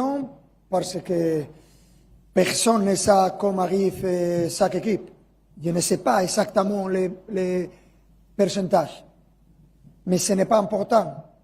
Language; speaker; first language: French; non-native, learner; Spanish